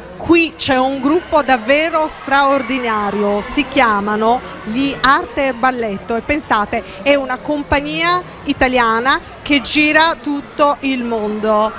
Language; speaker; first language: Italian; native; Italian